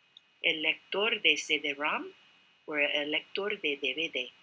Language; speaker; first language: Spanish; non-native, fluent; English